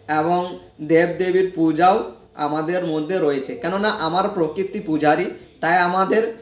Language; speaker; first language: Bangla; non-native, local second language; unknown